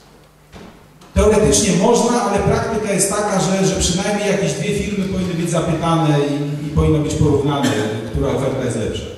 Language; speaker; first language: Polish; native; Polish